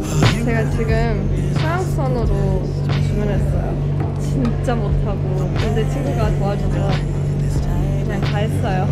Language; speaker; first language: Korean; early bilingual, heritage; English